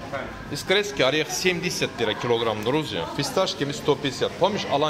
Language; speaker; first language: Russian; non-native, learner; Turkish